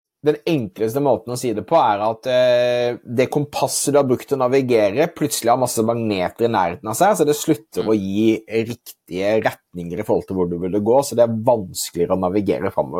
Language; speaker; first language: Norwegian; native; Norwegian